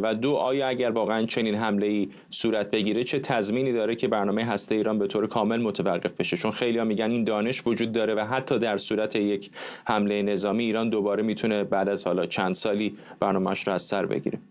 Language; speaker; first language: Persian; native; Persian